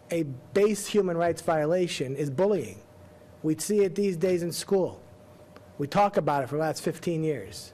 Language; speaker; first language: English; native; English